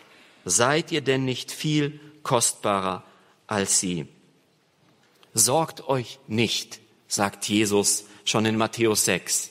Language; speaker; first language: German; native; German